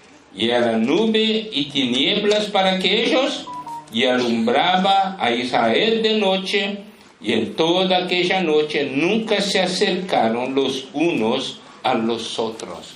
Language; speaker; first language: Spanish; non-native, fluent; Portuguese